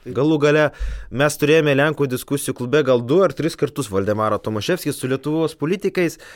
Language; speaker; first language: Lithuanian; non-native, local second language; Polish